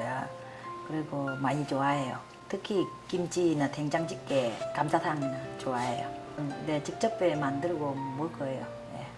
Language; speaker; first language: Korean; non-native, learner; Vietnamese